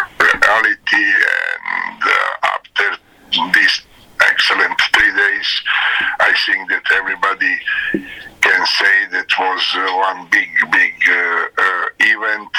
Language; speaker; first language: English; non-native, learner; Serbian